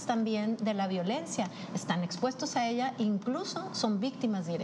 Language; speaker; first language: Spanish; native; Spanish